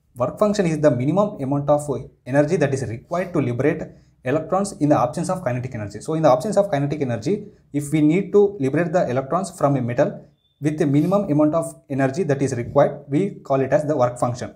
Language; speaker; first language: English; non-native, local second language; Telugu